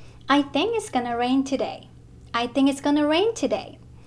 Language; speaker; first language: English; non-native, fluent; Korean